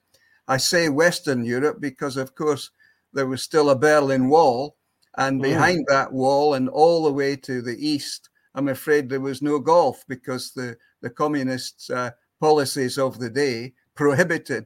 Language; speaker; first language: English; native; English